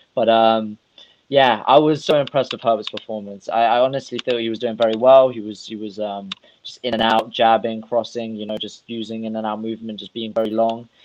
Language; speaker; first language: English; non-native, fluent; Russian